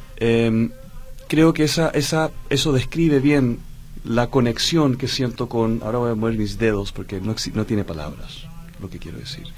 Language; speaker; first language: Spanish; early bilingual, heritage; Spanish